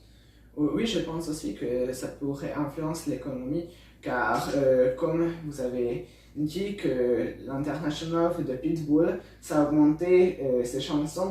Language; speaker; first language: French; non-native, learner; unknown